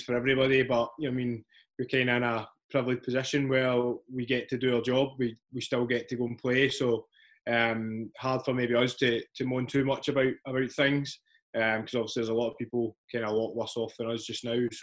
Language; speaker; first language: English; native; English